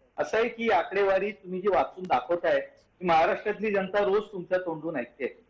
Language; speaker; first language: Marathi; native; Marathi